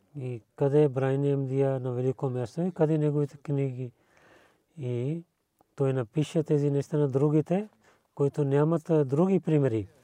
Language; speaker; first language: Bulgarian; non-native, learner; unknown